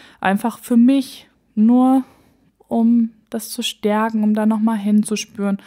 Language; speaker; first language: German; native; German